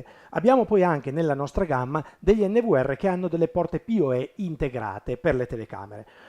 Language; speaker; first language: Italian; native; Italian